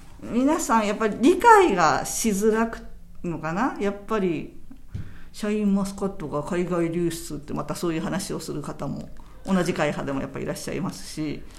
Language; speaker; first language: Japanese; native; Japanese